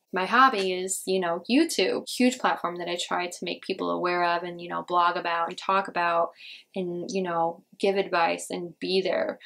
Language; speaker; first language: English; native; English